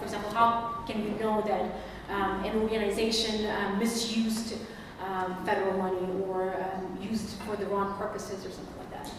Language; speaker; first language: English; non-native, fluent; Ukrainian